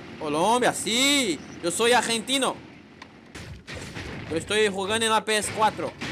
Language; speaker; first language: Spanish; non-native, learner; Portuguese